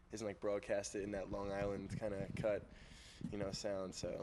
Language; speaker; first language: English; native; English